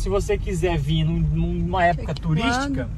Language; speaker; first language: Portuguese; native; Portuguese